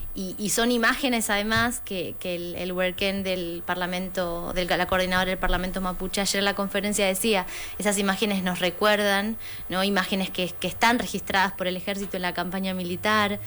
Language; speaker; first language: Spanish; native; Spanish